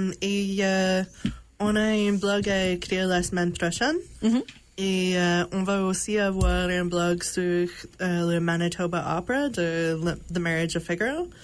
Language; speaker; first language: French; non-native, local second language; English